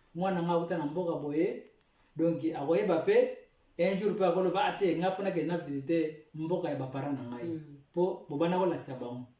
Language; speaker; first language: Lingala; early bilingual, heritage; Lingala